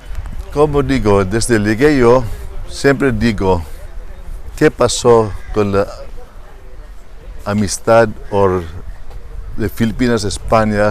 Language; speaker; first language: Spanish; non-native, fluent; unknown